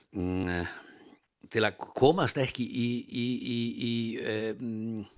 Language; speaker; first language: Icelandic; non-native, fluent; Polish